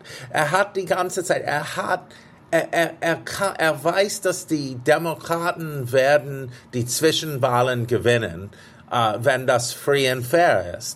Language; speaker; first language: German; non-native, fluent; English